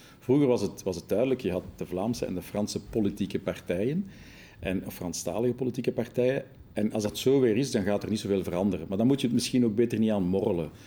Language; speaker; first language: Dutch; native; Dutch